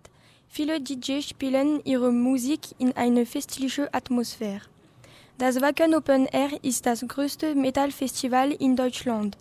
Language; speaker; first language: German; non-native, learner; French